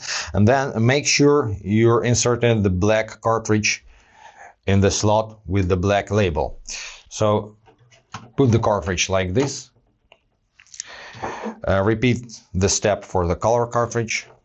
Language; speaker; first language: English; non-native, fluent; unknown